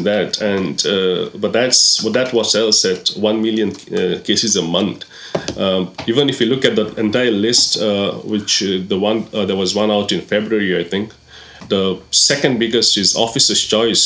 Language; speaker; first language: English; non-native, local second language; Konkani